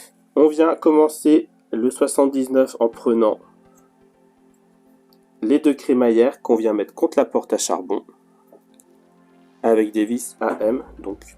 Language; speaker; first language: French; native; French